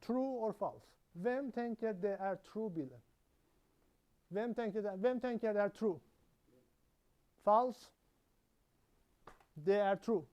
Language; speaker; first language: Swedish; non-native, learner; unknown